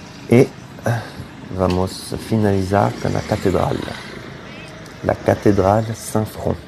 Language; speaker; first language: Portuguese; non-native, fluent; French